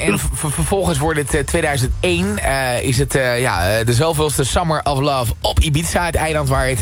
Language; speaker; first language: Dutch; native; Dutch